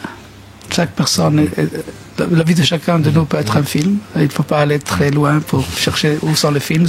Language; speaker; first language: French; non-native, fluent; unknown